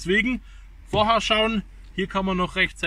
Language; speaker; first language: German; native; German